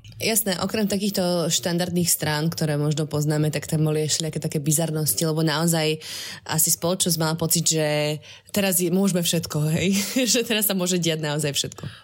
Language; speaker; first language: Slovak; native; Slovak